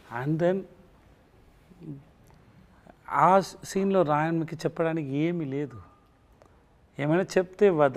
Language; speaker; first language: Telugu; non-native, learner; Tamil